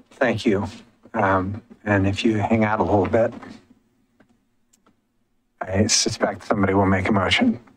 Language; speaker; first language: English; native; English